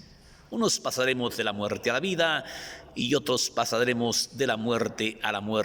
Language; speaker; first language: Spanish; native; Spanish